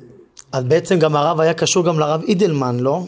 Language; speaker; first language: Hebrew; native; Hebrew